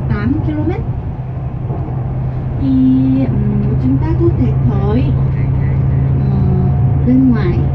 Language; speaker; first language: Vietnamese; non-native, learner; Korean